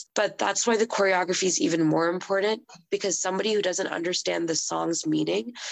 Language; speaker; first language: English; native; English